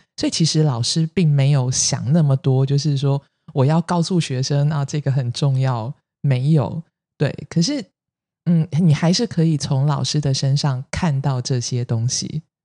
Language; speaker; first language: Chinese; native; Chinese